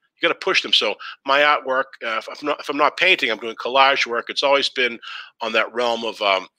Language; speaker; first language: English; native; English